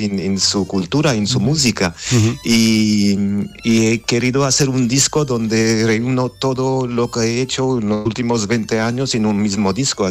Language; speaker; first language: Spanish; non-native, fluent; Armenian